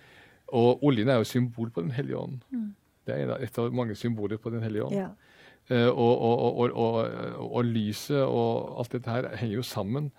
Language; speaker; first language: Norwegian; native; Norwegian